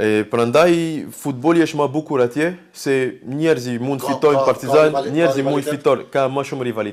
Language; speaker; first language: Albanian; non-native, learner; French